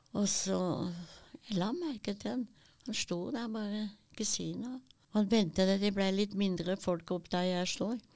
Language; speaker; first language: Norwegian; early bilingual, other home language; German